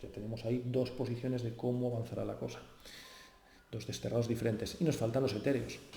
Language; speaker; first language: Spanish; native; Spanish